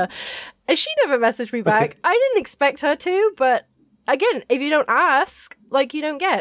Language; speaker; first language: English; native; English